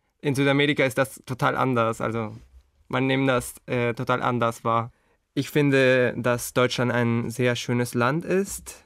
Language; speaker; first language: German; non-native, fluent; Spanish